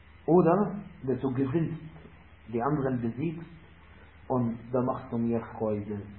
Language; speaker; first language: German; non-native, fluent; Arabic